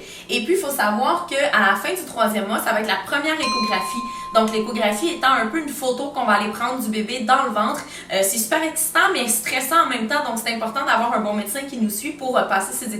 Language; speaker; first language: French; native; French